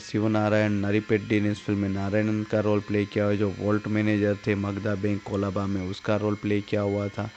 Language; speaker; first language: Hindi; native; Hindi